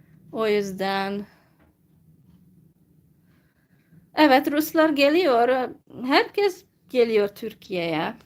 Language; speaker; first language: Turkish; non-native, fluent; Hungarian